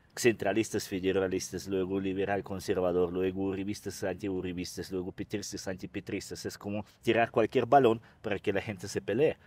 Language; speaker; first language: Spanish; non-native, fluent; Russian